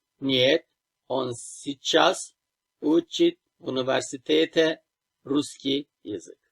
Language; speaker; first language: Russian; non-native, fluent; Turkish